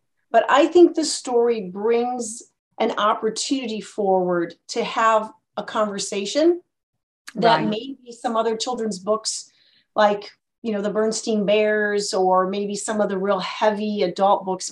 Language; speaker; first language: English; native; English